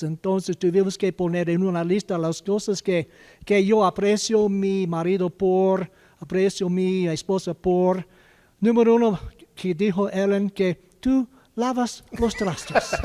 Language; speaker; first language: Spanish; non-native, learner; English